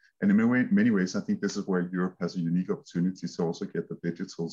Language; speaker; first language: English; non-native, fluent; Danish